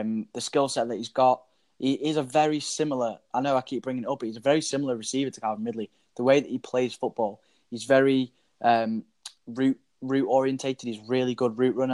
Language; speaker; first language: English; native; English